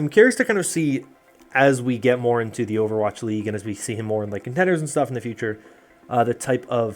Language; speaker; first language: English; native; English